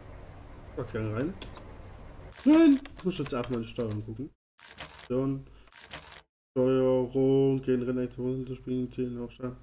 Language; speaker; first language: German; native; German